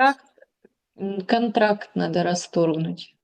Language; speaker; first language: Russian; native; Russian